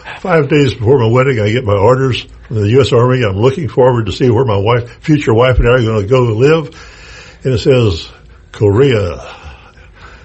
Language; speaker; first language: English; native; English